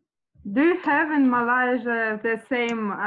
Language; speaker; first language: English; non-native, learner; Russian